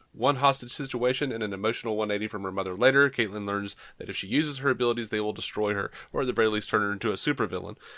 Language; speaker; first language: English; native; English